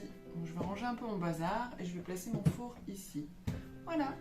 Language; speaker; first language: French; native; French